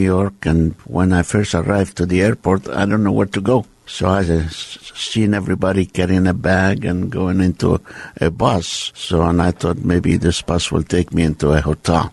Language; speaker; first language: English; non-native, fluent; Arabic